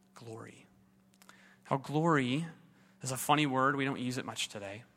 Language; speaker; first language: English; native; English